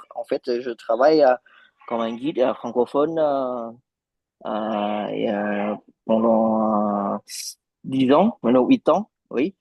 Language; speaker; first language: French; non-native, fluent; Vietnamese